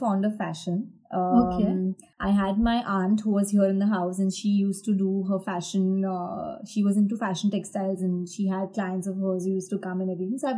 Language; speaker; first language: English; non-native, local second language; Gujarati